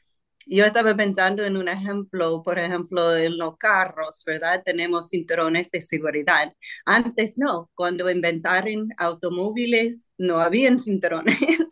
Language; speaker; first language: Spanish; non-native, fluent; English